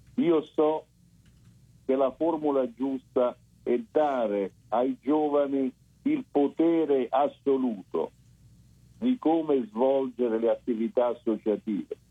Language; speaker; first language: Italian; early bilingual, heritage; Italian